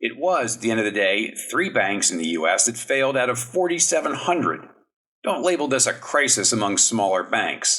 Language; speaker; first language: English; native; English